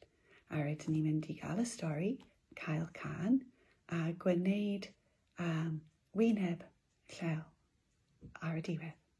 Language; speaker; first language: Welsh; non-native, local second language; English